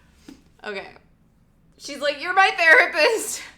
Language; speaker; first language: English; native; English